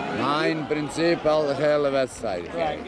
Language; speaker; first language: Dutch; non-native, learner; Croatian